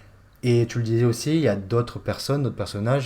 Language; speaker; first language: French; native; French